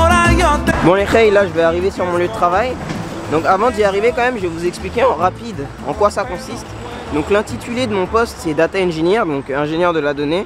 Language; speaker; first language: French; native; French